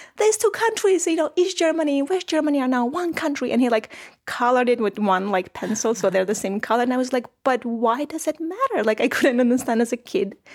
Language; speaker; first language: English; non-native, fluent; Armenian